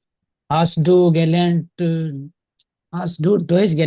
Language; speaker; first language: German; non-native, learner; Hindi